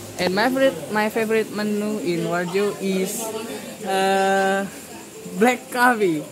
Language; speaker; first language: English; non-native, learner; Indonesian